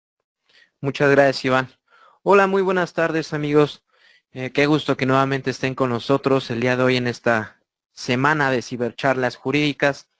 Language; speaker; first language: Spanish; native; Spanish